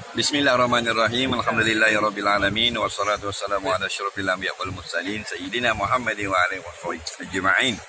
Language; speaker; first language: Malay; native; Malay